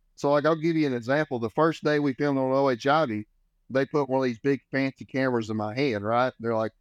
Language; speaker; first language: English; native; English